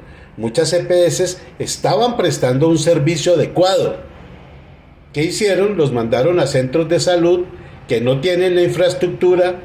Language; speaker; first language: Spanish; native; Spanish